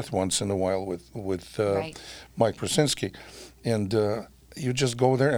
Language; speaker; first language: English; non-native, fluent; Russian